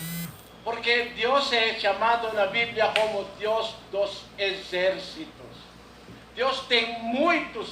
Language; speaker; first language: Portuguese; non-native, learner; Filipino